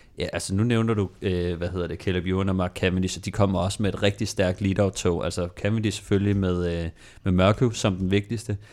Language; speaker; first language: Danish; native; Danish